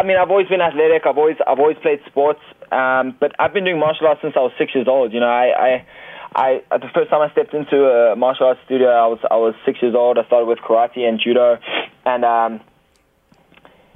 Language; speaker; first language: English; native; English